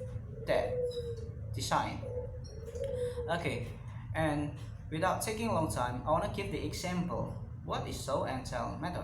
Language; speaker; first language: English; non-native, learner; Indonesian